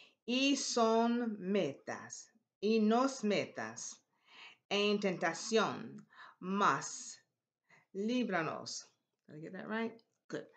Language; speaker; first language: Spanish; non-native, learner; English